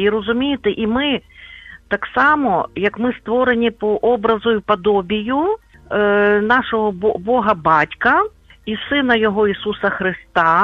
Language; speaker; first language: Ukrainian; native; Ukrainian